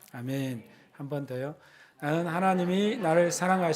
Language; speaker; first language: Korean; native; Korean